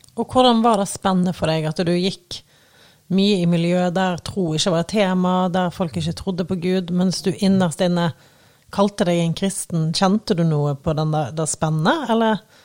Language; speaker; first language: Norwegian; native; Norwegian